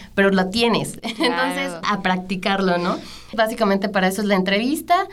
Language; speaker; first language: Spanish; native; Spanish